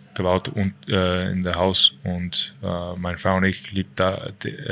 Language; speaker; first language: German; non-native, learner; English